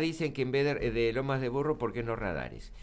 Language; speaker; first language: Spanish; native; Spanish